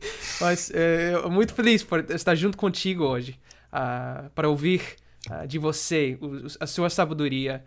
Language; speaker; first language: Portuguese; non-native, fluent; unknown